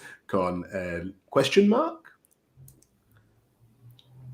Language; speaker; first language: Spanish; non-native, fluent; English